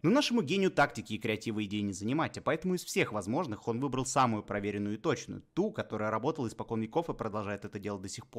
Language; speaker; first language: Russian; native; Russian